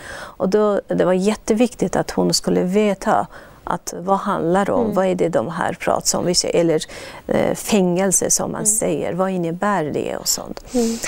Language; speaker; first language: Swedish; non-native, fluent; Persian